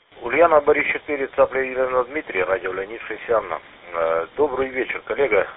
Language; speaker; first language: Russian; native; Russian